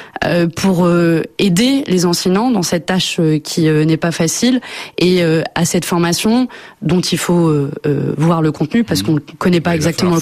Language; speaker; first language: French; native; French